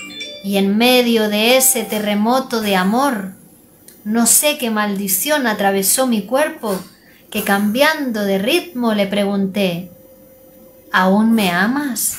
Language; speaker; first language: Spanish; native; Spanish